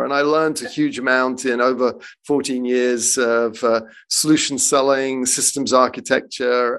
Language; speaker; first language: English; native; English